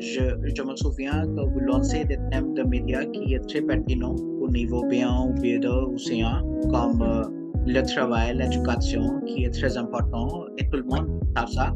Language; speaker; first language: French; non-native, local second language; Hindi